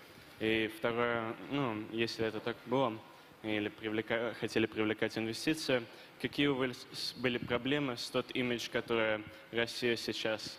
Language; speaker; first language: Russian; non-native, fluent; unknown